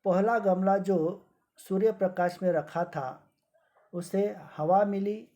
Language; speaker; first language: Hindi; non-native, local second language; Marathi